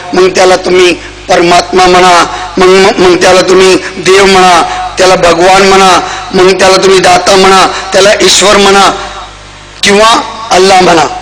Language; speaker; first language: Marathi; non-native, local second language; Urdu